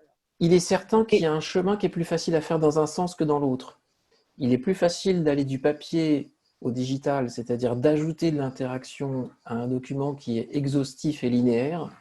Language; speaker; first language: French; native; French